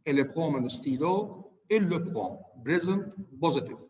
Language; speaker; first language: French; non-native, fluent; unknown